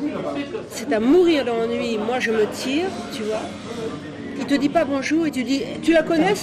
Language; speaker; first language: French; native; French